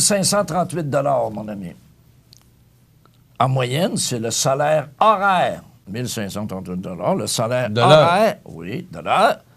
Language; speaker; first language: French; native; French